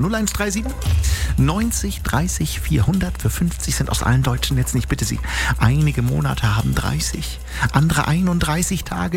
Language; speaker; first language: German; native; German